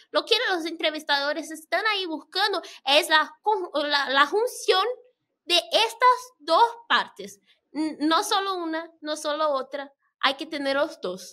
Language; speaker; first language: Spanish; non-native, fluent; Portuguese